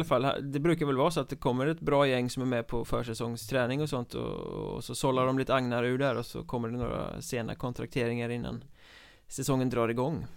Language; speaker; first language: Swedish; native; Swedish